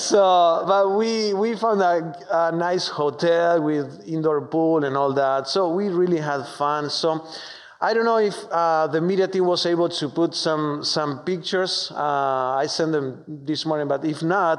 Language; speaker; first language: English; non-native, fluent; Spanish